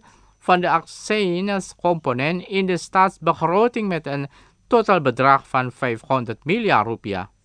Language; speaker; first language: Dutch; non-native, learner; Indonesian